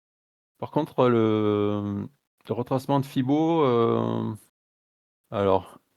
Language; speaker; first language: French; native; French